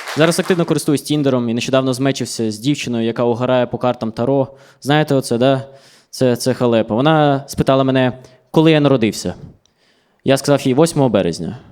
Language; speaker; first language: Ukrainian; non-native, local second language; Russian